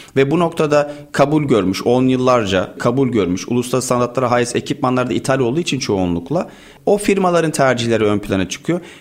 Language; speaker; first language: Turkish; native; Turkish